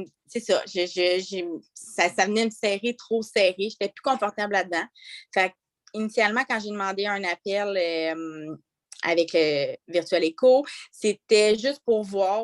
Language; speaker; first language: French; native; French